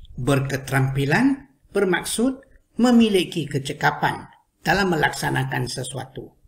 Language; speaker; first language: Malay; non-native, local second language; Chinese